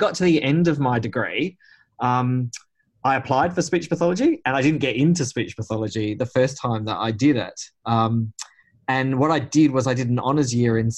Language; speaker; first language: English; native; English